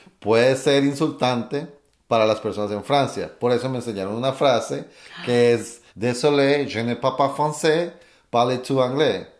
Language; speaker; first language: Spanish; native; Spanish